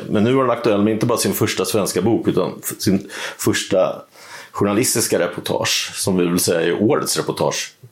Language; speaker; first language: Swedish; native; Swedish